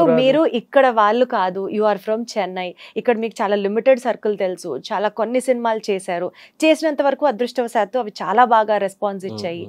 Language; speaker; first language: Telugu; native; Telugu